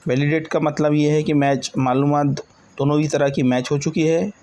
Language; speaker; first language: Hindi; non-native, local second language; Marathi